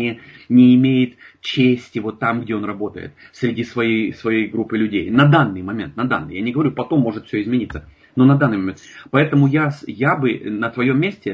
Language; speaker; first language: Russian; native; Russian